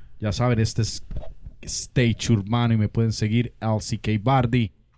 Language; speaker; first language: Spanish; native; Spanish